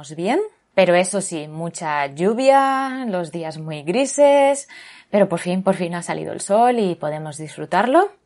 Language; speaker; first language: Spanish; native; Spanish